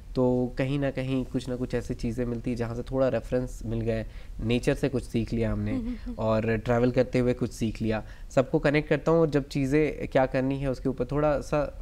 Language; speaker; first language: Hindi; native; Hindi